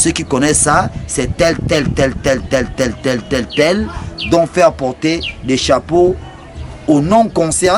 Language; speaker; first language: French; non-native, local second language; Fang